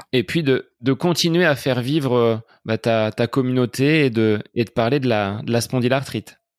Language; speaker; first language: French; native; French